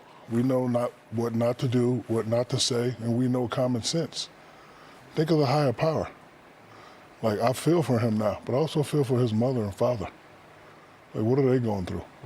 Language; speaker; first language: English; native; English